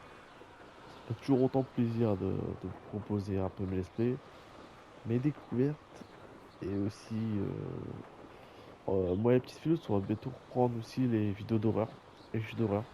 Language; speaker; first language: French; native; French